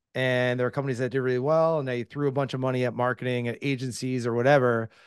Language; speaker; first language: English; native; English